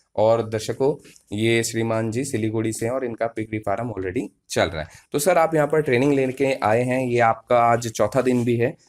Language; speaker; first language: Hindi; native; Hindi